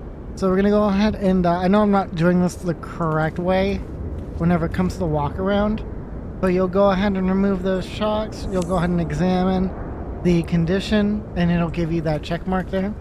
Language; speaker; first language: English; native; English